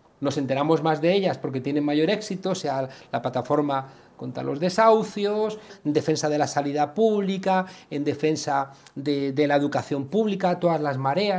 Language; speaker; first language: Spanish; native; Spanish